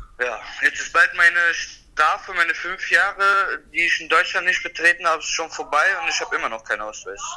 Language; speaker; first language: German; early bilingual, other home language; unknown